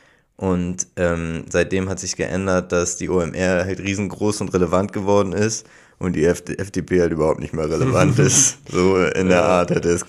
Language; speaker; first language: German; native; German